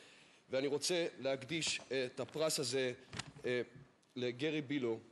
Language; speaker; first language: Hebrew; native; Hebrew